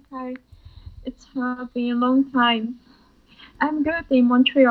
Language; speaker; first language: English; non-native, learner; Japanese